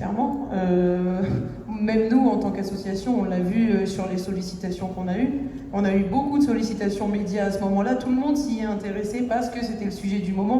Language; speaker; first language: French; native; French